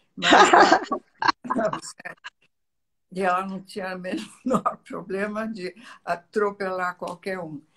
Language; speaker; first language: Portuguese; early bilingual, other home language; Italian